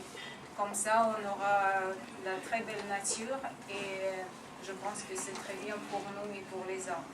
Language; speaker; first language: French; non-native, fluent; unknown